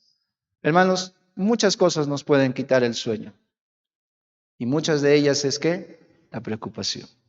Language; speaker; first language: Spanish; native; Spanish